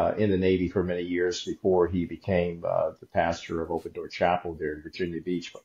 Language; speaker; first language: English; native; English